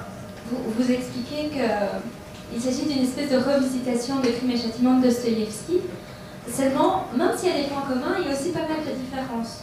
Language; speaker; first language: French; native; French